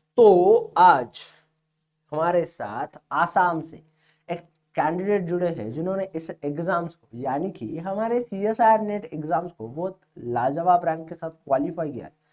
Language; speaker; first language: Hindi; native; Hindi